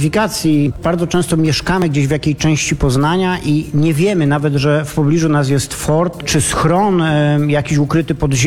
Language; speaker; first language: Polish; native; Polish